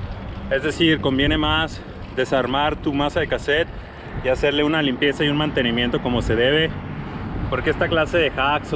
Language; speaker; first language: Spanish; native; Spanish